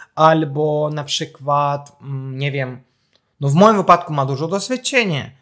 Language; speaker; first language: Polish; non-native, fluent; Azerbaijani